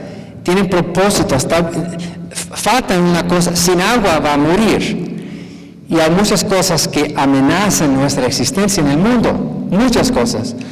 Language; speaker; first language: Spanish; non-native, fluent; English